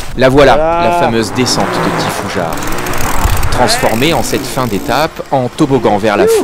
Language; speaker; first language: French; native; French